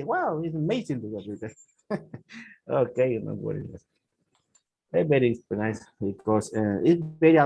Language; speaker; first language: English; non-native, learner; Spanish